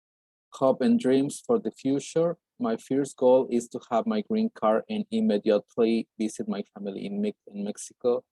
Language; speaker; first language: English; non-native, learner; Spanish